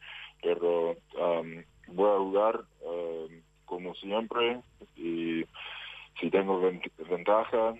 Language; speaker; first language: Spanish; non-native, fluent; English